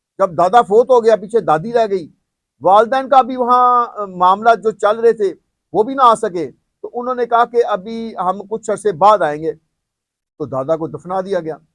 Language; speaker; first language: Urdu; non-native, local second language; Punjabi